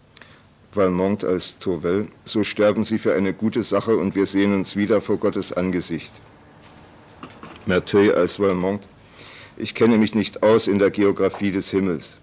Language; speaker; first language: German; native; German